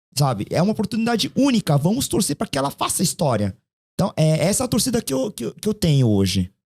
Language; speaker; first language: Portuguese; early bilingual, other home language; Korean